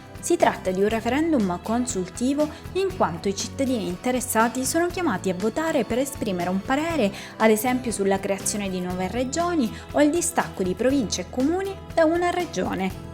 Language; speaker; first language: Italian; native; Italian